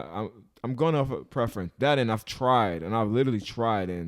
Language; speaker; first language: English; native; English